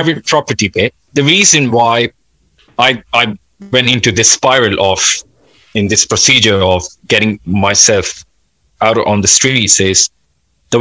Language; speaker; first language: English; non-native, local second language; Urdu